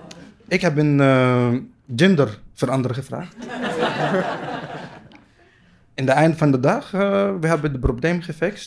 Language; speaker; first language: Dutch; non-native, learner; Arabic